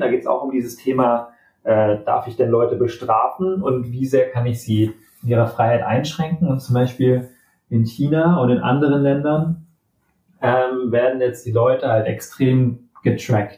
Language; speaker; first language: German; native; German